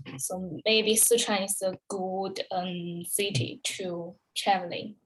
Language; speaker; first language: English; non-native, learner; Chinese